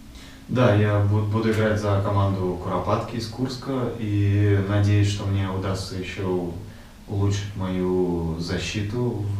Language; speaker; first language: Russian; native; Russian